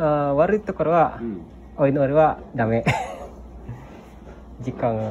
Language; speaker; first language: Japanese; non-native, learner; Indonesian